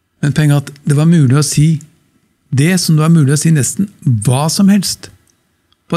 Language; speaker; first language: Norwegian; native; Norwegian